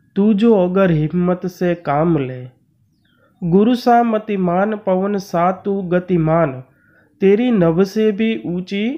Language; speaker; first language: Hindi; non-native, local second language; Gujarati